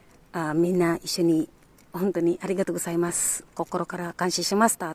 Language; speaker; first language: Japanese; non-native, learner; Filipino